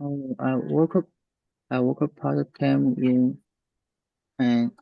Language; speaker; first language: English; non-native, learner; Chinese